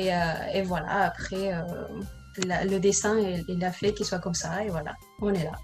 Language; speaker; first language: French; non-native, learner; Spanish